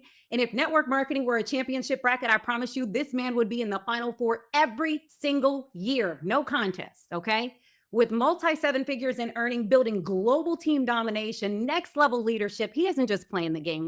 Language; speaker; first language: English; native; English